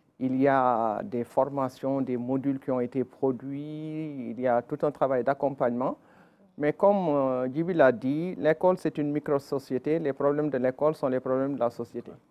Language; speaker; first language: French; non-native, local second language; Wolof